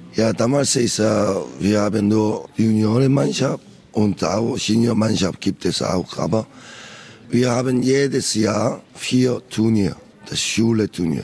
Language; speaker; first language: German; non-native, learner; Korean